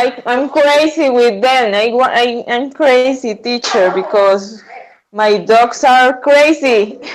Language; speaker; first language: English; non-native, learner; Spanish